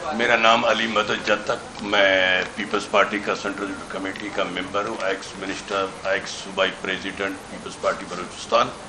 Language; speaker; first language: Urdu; non-native, local second language; Baluchi